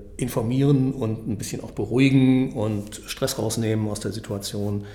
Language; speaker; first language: German; native; German